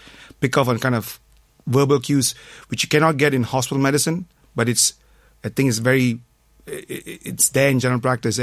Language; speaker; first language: English; non-native, local second language; Tamil